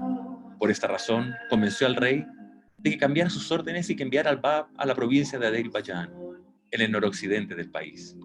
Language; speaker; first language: Spanish; native; Spanish